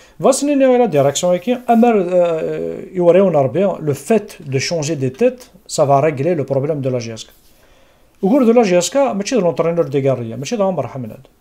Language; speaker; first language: French; non-native, local second language; Kabyle